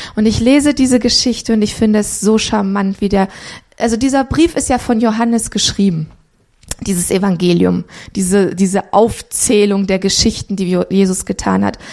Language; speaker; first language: German; early bilingual, other home language; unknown